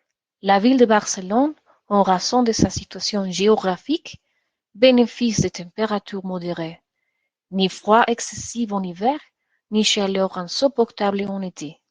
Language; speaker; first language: French; non-native, learner; Spanish